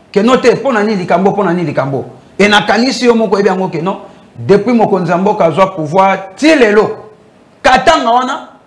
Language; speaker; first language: Lingala; native; Lingala